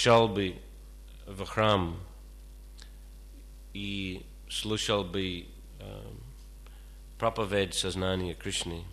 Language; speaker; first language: Russian; non-native, fluent; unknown